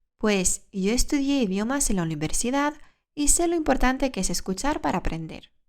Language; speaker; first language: Spanish; early bilingual, other home language; Lithuanian